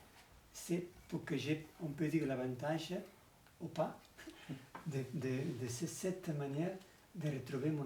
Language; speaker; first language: French; non-native, learner; Spanish